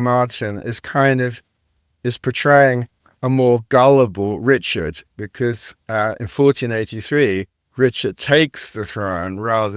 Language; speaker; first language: English; native; English